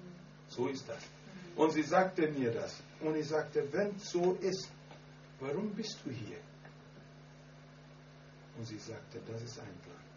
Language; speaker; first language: German; non-native, learner; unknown